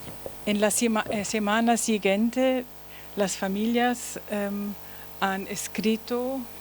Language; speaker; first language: Spanish; non-native, learner; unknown